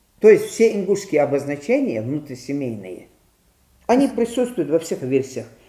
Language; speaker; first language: Russian; non-native, local second language; Ingush